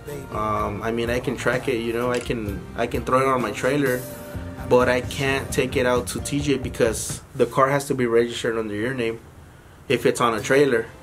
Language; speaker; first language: English; early bilingual, other home language; Spanish